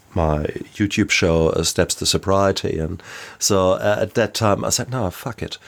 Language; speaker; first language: English; non-native, fluent; German